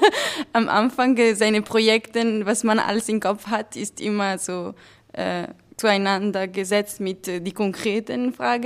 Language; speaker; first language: German; non-native, fluent; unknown